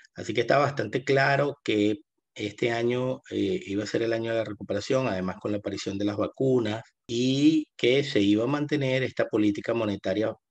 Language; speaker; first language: Spanish; native; Spanish